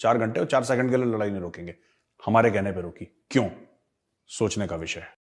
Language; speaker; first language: Hindi; native; Hindi